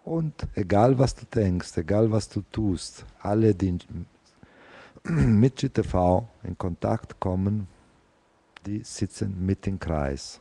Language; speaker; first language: German; non-native, fluent; Italian